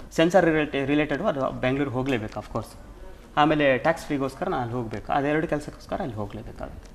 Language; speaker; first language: Kannada; native; Kannada